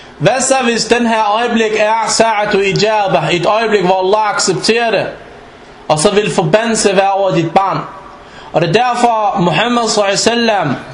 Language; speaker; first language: Danish; non-native, fluent; Arabic